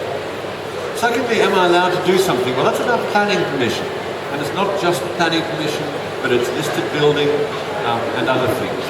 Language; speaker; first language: English; native; English